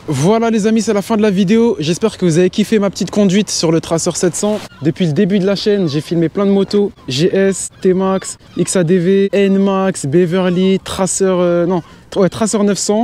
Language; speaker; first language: French; native; French